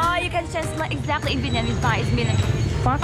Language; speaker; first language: English; non-native, learner; Vietnamese